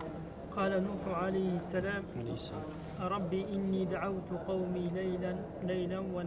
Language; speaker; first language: Arabic; non-native, learner; French